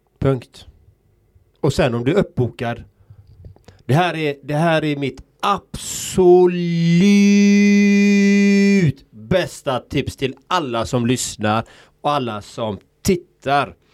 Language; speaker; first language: Swedish; native; Swedish